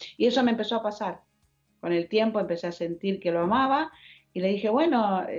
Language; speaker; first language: Spanish; native; Spanish